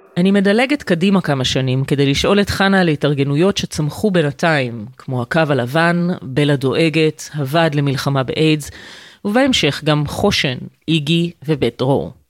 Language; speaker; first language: Hebrew; native; Hebrew